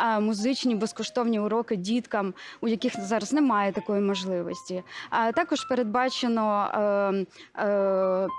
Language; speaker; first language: Ukrainian; native; Ukrainian